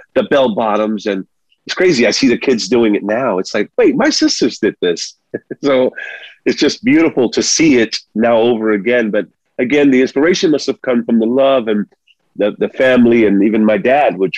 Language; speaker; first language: English; early bilingual, other home language; Spanish